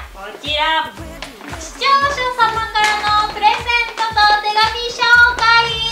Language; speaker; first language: Japanese; native; Japanese